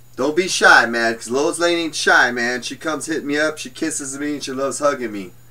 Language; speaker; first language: English; native; English